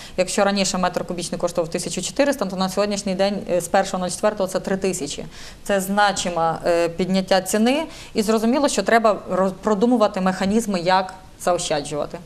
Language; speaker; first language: Ukrainian; native; Ukrainian